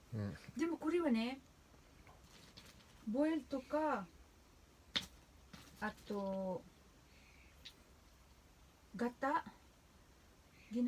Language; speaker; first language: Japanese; non-native, local second language; Filipino